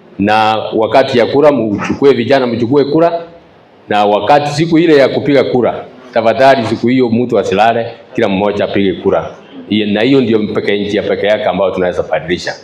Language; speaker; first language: Swahili; non-native, local second language; Gusii